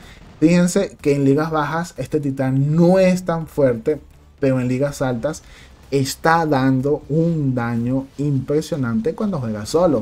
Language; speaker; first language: Spanish; native; Spanish